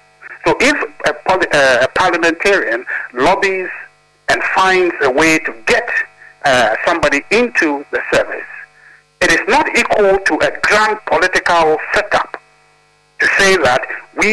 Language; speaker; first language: English; non-native, local second language; Ewe